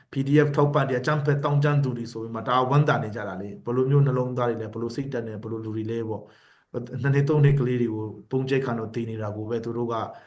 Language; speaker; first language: Burmese; non-native, local second language; Hakha Chin